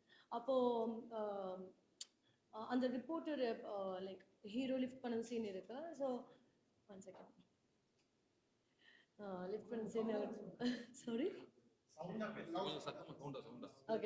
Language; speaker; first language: Tamil; non-native, learner; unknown